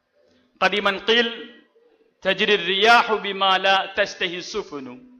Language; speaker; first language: Arabic; non-native, fluent; Malayalam